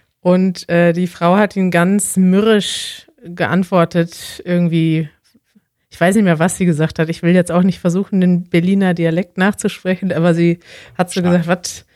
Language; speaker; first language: German; native; German